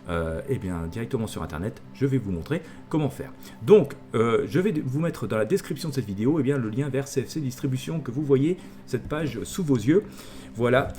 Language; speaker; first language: French; native; French